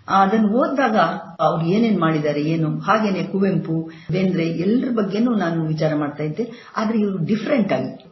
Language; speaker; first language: Kannada; non-native, local second language; Lambadi